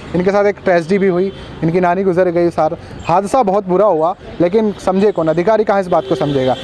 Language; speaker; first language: Hindi; native; Hindi